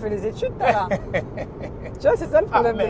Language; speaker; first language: French; native; French